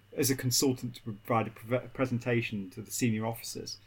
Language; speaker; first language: English; native; English